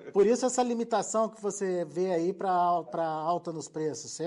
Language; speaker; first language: Portuguese; native; Portuguese